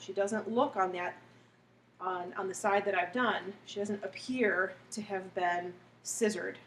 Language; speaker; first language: English; native; English